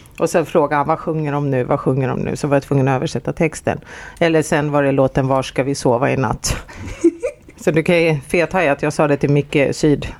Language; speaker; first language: Swedish; native; Swedish